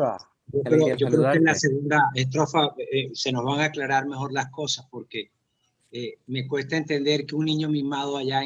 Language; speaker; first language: Spanish; native; Spanish